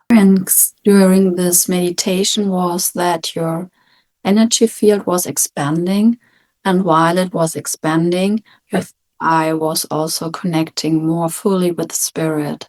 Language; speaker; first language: English; non-native, fluent; German